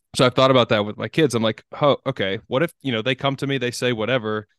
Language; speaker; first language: English; native; English